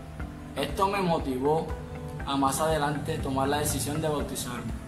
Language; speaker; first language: Spanish; native; Spanish